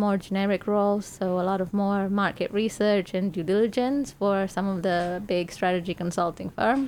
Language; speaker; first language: English; non-native, fluent; Romanian